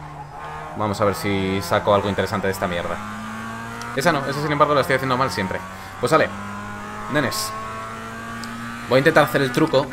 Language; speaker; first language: Spanish; native; Spanish